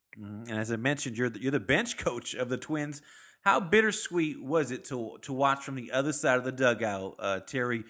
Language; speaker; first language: English; native; English